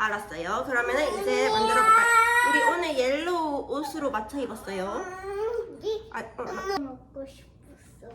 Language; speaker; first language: Korean; native; Korean